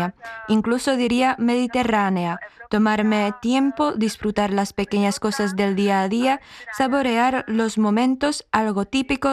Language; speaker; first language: Spanish; non-native, fluent; Czech